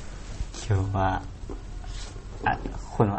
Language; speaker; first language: Japanese; non-native, learner; Thai